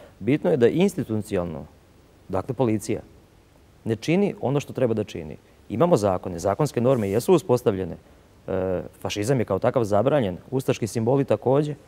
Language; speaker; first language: Serbian; native; Serbian